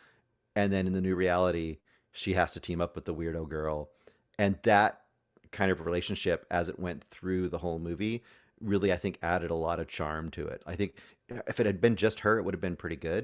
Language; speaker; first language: English; native; English